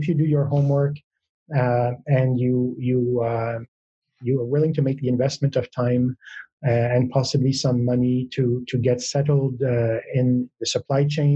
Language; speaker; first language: English; non-native, fluent; French